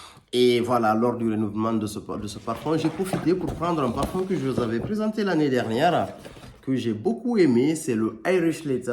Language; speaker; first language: French; native; French